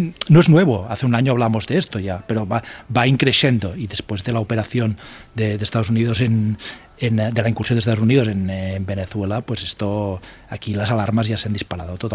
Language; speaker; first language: Spanish; native; Spanish